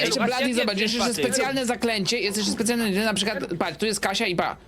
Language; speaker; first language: Polish; native; Polish